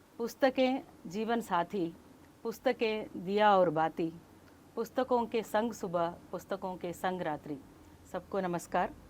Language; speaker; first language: Hindi; non-native, local second language; Kannada